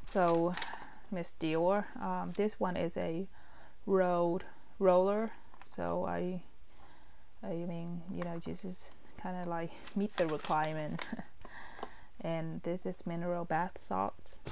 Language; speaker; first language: English; non-native, fluent; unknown